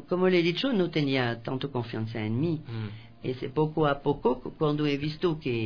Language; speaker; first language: Spanish; non-native, fluent; French